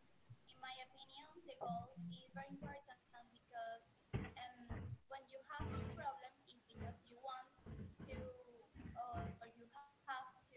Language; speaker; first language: English; non-native, learner; Spanish